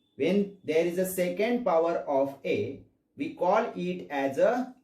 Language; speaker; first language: English; non-native, local second language; Marathi